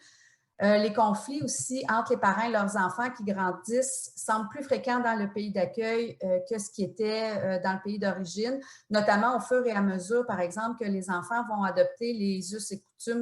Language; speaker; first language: French; native; French